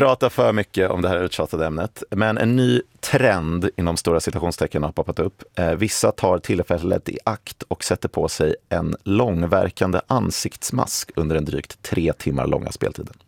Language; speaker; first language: Swedish; native; Swedish